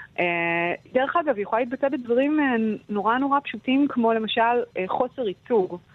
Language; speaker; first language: Hebrew; native; Hebrew